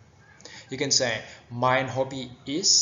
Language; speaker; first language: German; non-native, fluent; Vietnamese